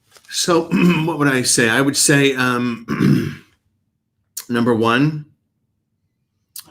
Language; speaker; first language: English; native; English